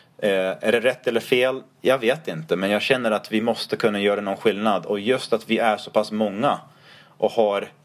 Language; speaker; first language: Swedish; non-native, fluent; English